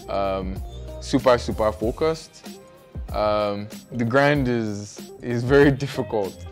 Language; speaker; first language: English; non-native, local second language; Yoruba